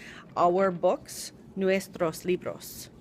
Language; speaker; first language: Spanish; non-native, fluent; English